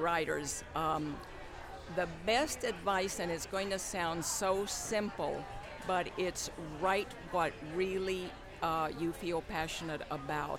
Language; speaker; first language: English; non-native, fluent; Spanish